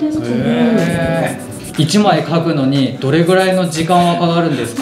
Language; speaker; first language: Japanese; native; Japanese